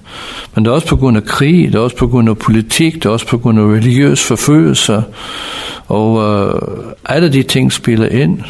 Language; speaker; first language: Danish; non-native, fluent; English